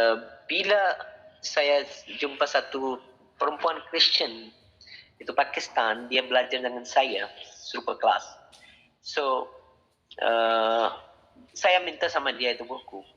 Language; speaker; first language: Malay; non-native, learner; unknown